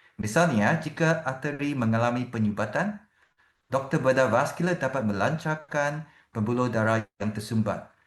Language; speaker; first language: Malay; non-native, local second language; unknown